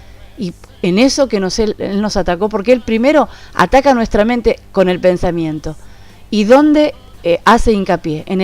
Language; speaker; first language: Spanish; native; Spanish